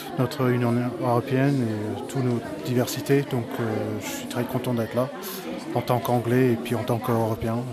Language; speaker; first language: French; non-native, fluent; English